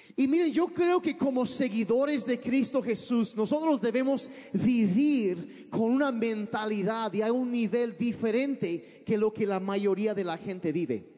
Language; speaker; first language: Spanish; early bilingual, other home language; English